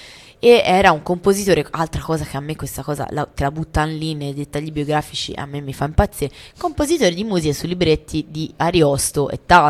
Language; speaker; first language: Italian; native; Italian